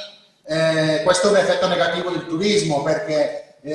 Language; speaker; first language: Italian; non-native, learner; Spanish